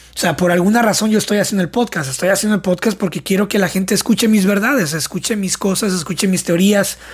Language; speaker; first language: Spanish; native; Spanish